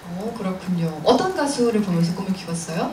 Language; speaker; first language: Korean; native; Korean